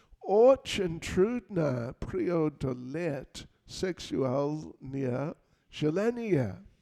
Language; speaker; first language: Russian; non-native, learner; English